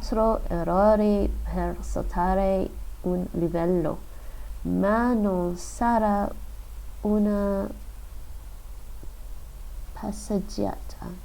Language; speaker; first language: Italian; non-native, learner; English